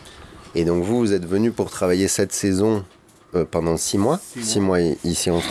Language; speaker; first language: French; native; French